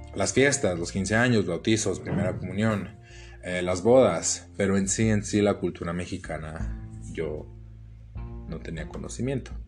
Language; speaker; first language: Spanish; early bilingual, heritage; Spanish